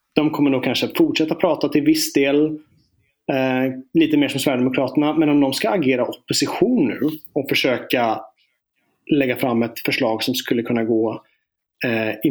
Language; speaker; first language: Swedish; native; Swedish